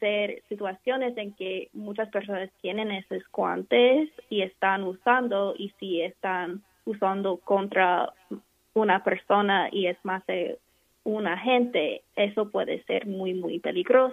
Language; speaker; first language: Spanish; non-native, fluent; English